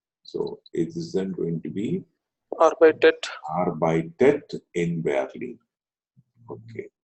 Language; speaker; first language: German; non-native, fluent; Telugu